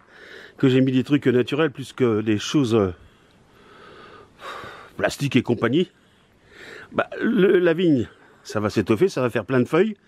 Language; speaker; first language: French; native; French